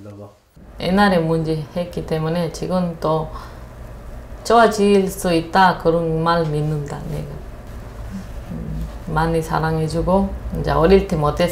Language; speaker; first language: Korean; non-native, learner; Spanish